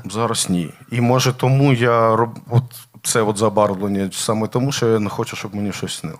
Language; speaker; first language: Ukrainian; non-native, local second language; Russian